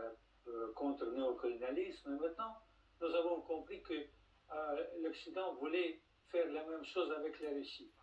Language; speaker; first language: French; non-native, fluent; Russian